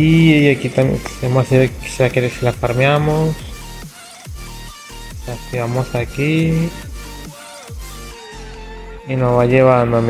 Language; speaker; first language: Spanish; non-native, fluent; Portuguese